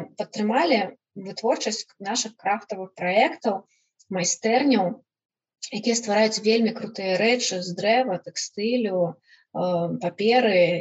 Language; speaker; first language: Belarusian; non-native, local second language; Russian